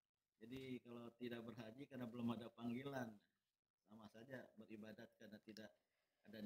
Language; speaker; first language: Indonesian; native; Indonesian